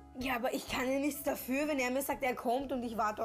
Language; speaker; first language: German; early bilingual, other home language; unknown